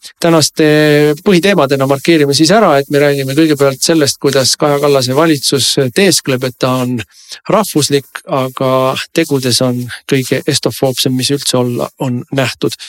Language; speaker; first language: Estonian; native; Estonian